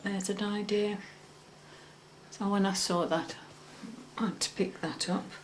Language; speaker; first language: English; native; English